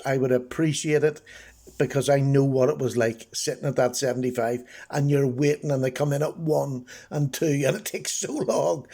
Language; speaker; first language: English; native; English